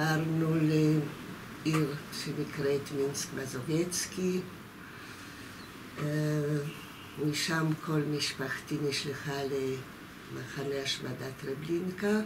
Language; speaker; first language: Hebrew; early bilingual, other home language; Polish